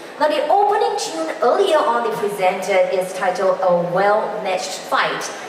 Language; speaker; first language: English; non-native, local second language; Chinese